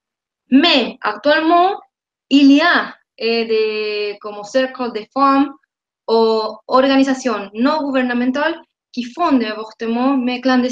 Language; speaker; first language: French; non-native, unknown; Spanish